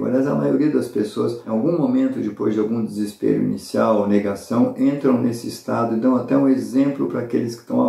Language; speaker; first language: Portuguese; native; Portuguese